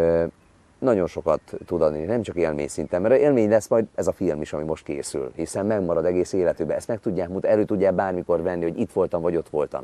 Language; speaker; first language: Hungarian; native; Hungarian